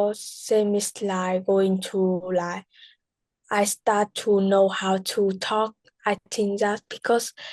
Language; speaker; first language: English; non-native, learner; Vietnamese